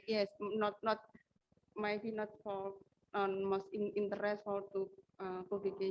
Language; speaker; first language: English; non-native, learner; Indonesian